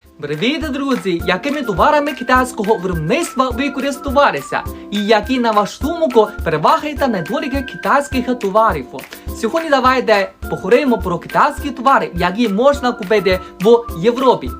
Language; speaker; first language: Ukrainian; non-native, learner; Chinese